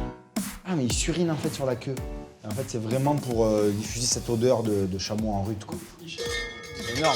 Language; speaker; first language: French; native; French